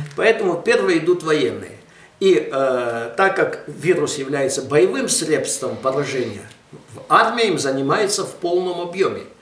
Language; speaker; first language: Russian; non-native, local second language; Armenian